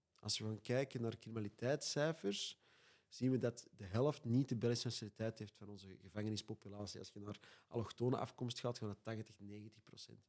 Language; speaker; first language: Dutch; native; Dutch